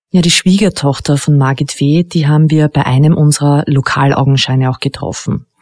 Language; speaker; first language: German; native; German